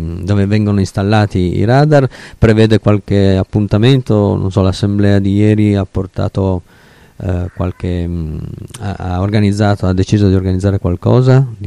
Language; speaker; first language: Italian; native; Italian